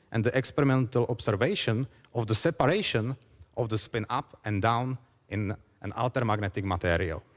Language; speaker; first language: English; non-native, fluent; Czech